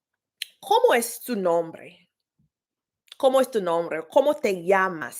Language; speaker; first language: Spanish; non-native, fluent; English